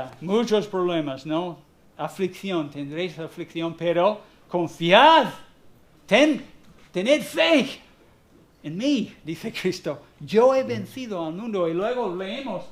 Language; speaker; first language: Spanish; non-native, fluent; English